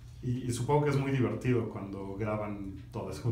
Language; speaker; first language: Spanish; native; Spanish